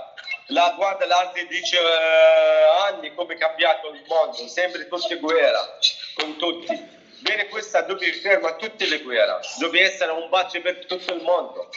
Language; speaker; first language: Italian; non-native, learner; Arabic